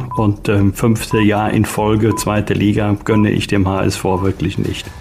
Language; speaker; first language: German; native; German